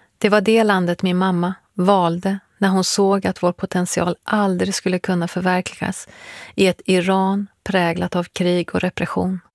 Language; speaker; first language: Swedish; early bilingual, other home language; Persian